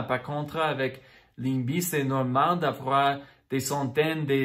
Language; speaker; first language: French; non-native, fluent; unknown